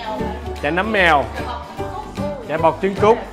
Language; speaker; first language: Vietnamese; early bilingual, heritage; Vietnamese